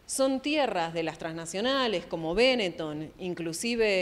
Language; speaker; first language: Spanish; native; Spanish